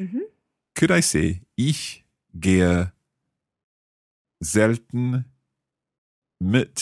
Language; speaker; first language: German; non-native, learner; English